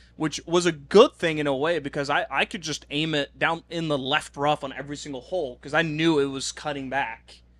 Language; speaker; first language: English; non-native, fluent; Norwegian